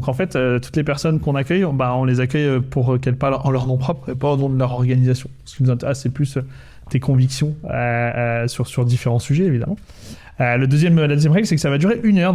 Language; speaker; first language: French; native; French